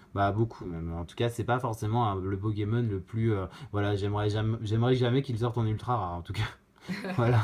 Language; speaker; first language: French; native; French